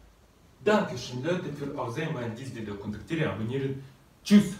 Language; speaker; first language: German; non-native, learner; Russian